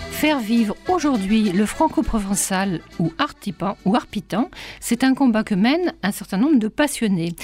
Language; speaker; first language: French; native; French